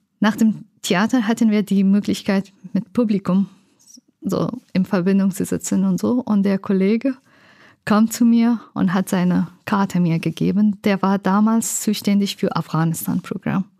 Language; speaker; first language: German; non-native, learner; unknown